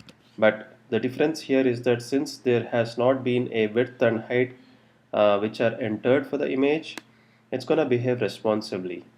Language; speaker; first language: English; non-native, local second language; Telugu